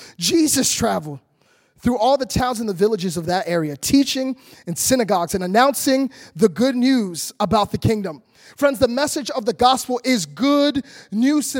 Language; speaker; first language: English; native; English